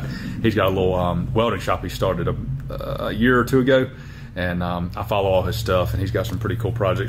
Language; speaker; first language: English; native; English